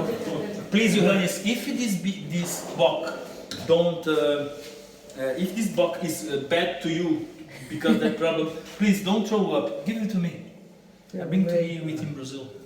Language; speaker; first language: English; non-native, learner; Portuguese